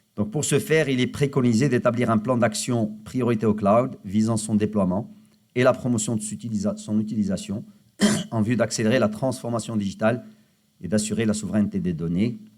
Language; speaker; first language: French; non-native, local second language; Arabic